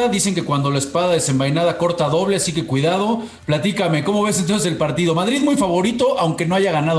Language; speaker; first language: Spanish; native; Spanish